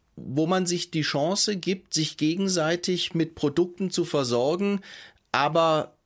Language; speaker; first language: German; native; German